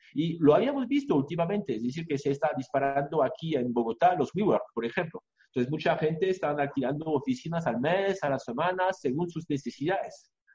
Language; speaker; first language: Spanish; non-native, fluent; French